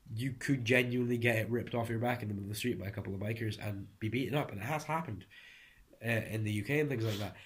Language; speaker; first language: English; early bilingual, other home language; Hungarian